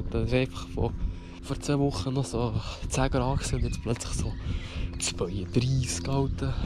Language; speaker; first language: German; native; German